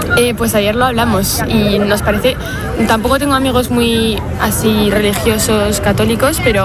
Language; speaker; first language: Spanish; non-native, fluent; French